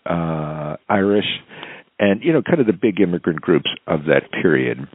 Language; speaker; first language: English; native; English